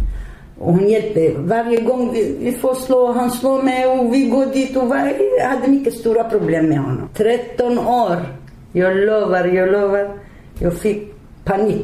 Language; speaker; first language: Swedish; non-native, learner; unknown